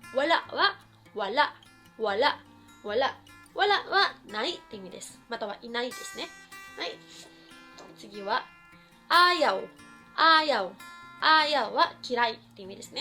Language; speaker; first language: Japanese; non-native, fluent; Filipino